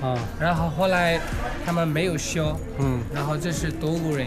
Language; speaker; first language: Chinese; non-native, learner; Nepali